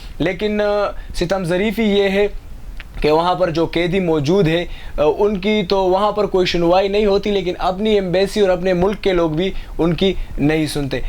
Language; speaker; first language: Urdu; non-native, local second language; Pashto